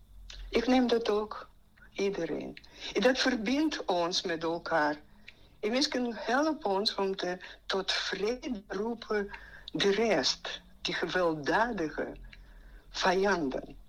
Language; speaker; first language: Dutch; non-native, fluent; Russian